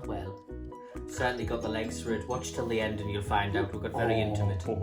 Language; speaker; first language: English; native; English